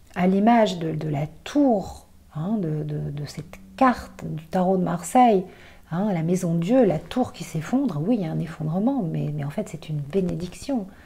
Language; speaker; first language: French; native; French